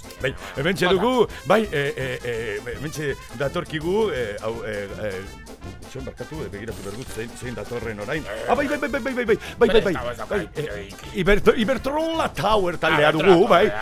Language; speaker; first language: Basque; native; Basque